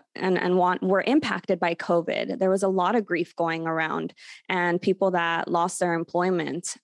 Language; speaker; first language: English; native; English